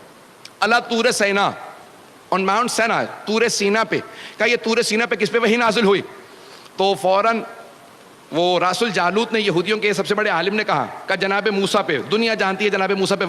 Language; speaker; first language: Urdu; native; Urdu